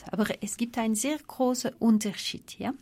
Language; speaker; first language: German; non-native, fluent; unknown